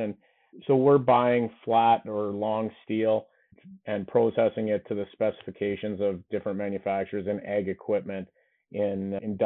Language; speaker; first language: English; native; English